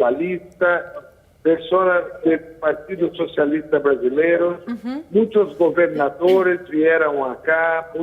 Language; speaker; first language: Spanish; non-native, learner; Portuguese